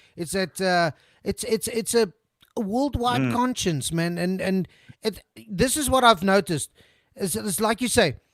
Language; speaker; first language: English; non-native, local second language; Afrikaans